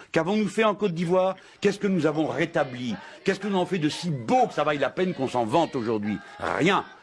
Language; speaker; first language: French; native; French